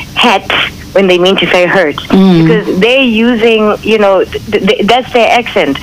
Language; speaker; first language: English; non-native, local second language; Zulu